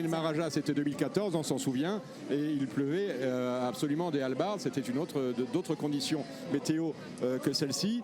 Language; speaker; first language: French; native; French